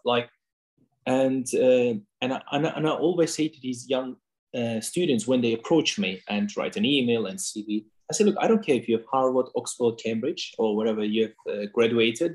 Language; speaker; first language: English; non-native, fluent; German